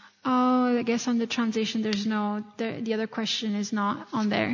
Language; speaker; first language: English; non-native, fluent; Italian